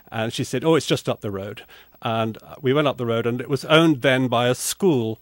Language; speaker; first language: English; native; English